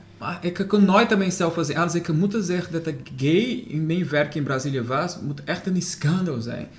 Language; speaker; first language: Dutch; non-native, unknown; Portuguese